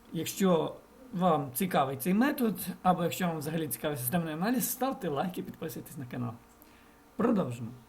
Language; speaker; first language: Ukrainian; non-native, local second language; Russian